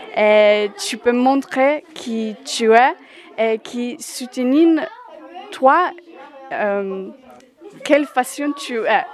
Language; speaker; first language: French; non-native, learner; Polish